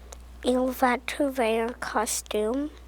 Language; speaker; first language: French; non-native, local second language; English